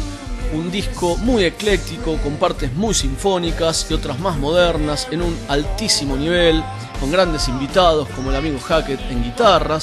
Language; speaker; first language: Spanish; native; Spanish